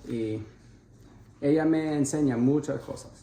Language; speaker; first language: Spanish; non-native, fluent; English